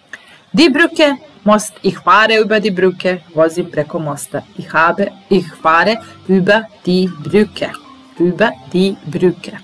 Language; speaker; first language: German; non-native, fluent; Serbian